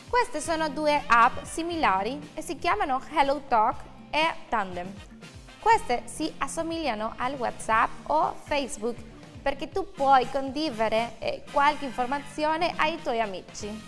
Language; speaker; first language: Italian; non-native, fluent; Spanish